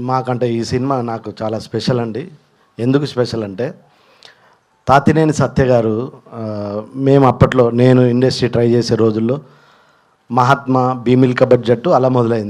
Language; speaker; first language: Telugu; native; Telugu